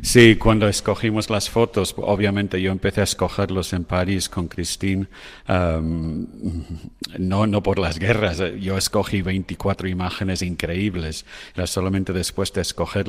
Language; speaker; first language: Spanish; non-native, fluent; French